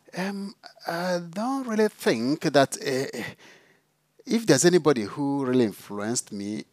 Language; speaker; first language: English; non-native, local second language; Igbo